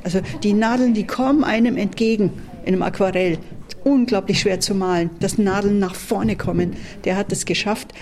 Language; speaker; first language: German; native; German